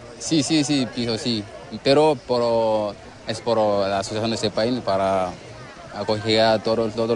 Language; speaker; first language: Spanish; non-native, learner; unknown